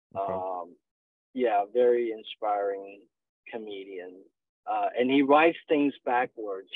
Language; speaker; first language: English; non-native, fluent; Chinese